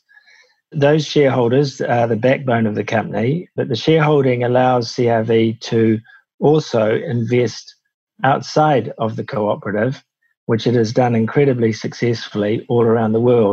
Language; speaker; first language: English; native; English